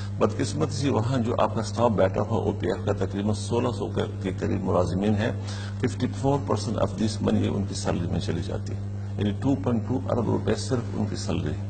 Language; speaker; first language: Urdu; non-native, local second language; Pashto